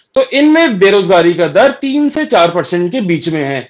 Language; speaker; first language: Hindi; native; Hindi